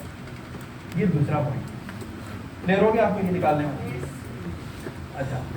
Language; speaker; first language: Urdu; native; Urdu